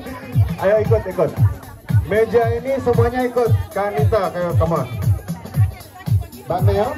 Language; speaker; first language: Indonesian; native; Indonesian